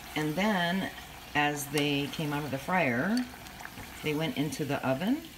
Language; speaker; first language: English; native; English